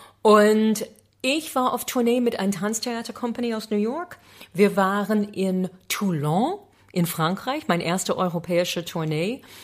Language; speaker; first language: German; non-native, fluent; English